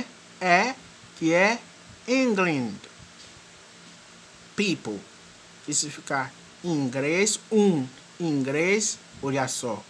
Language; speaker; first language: Portuguese; non-native, fluent; French